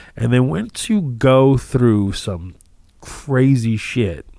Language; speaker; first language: English; early bilingual, other home language; Arabic